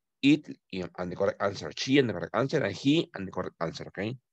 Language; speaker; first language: English; non-native, fluent; Spanish